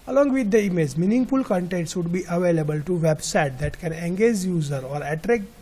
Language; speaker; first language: English; non-native, local second language; Gujarati